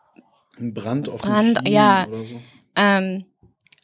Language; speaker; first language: German; native; German